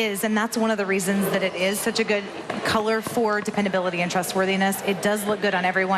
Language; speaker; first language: English; native; English